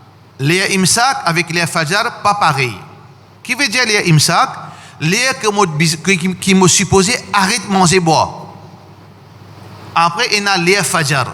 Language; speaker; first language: French; non-native, learner; Morisyen